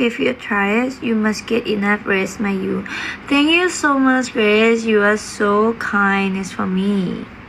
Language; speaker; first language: English; non-native, learner; Thai